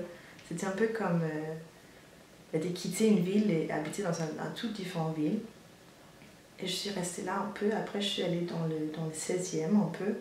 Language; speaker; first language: French; non-native, fluent; Danish